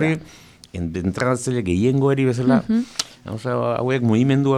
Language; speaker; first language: Basque; native; Basque